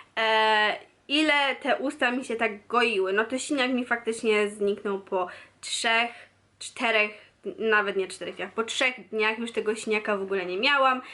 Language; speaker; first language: Polish; native; Polish